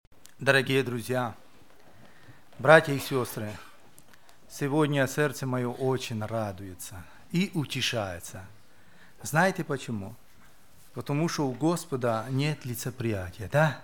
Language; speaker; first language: Russian; non-native, local second language; Romany